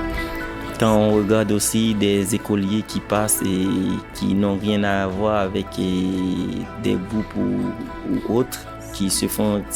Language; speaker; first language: French; non-native, local second language; Haitian Creole